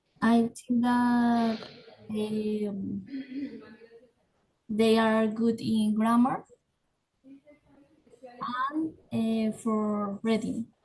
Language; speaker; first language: English; non-native, learner; Spanish